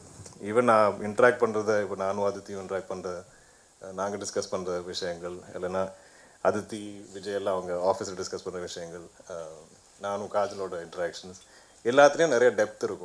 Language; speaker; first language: Tamil; non-native, fluent; Malayalam